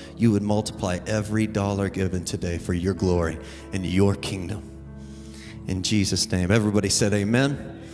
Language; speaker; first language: English; native; English